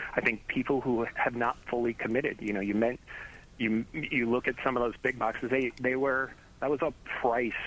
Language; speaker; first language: English; native; English